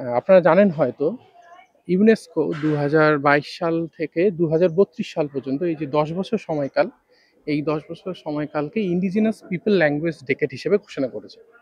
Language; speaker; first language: Bangla; non-native, local second language; Rangpuri